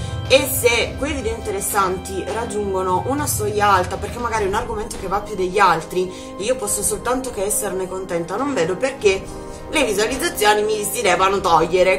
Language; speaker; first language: Italian; native; Italian